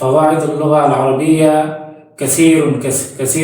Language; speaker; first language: Arabic; non-native, learner; Bangla